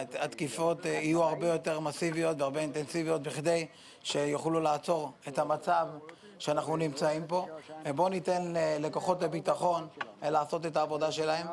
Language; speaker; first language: Hebrew; native; Hebrew